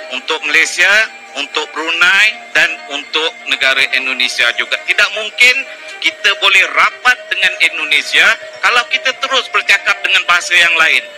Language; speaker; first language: Malay; native; Malay